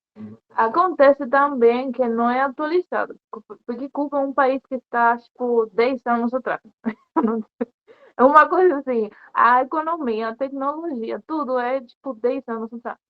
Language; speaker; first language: Portuguese; non-native, learner; Spanish